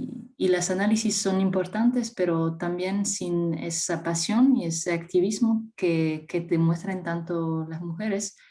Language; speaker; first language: Spanish; non-native, fluent; French